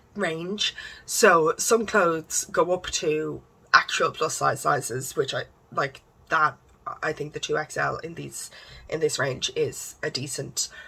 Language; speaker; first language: English; native; English